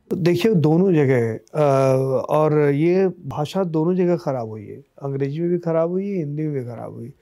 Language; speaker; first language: Hindi; native; Hindi